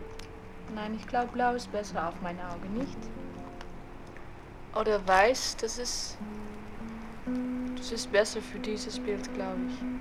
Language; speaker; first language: German; non-native, learner; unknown